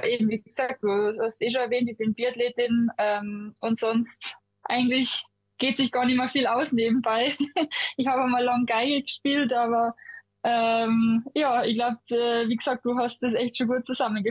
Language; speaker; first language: German; native; German